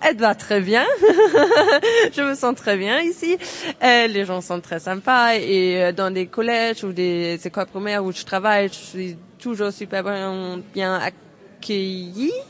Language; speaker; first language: French; non-native, fluent; German